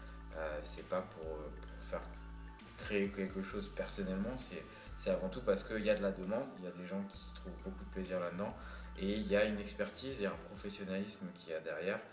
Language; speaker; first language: French; native; French